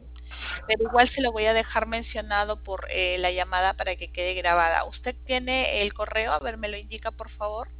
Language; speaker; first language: Spanish; native; Spanish